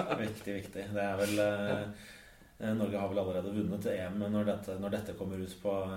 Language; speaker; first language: Norwegian; native; Norwegian